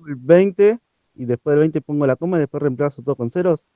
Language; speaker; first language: Spanish; native; Spanish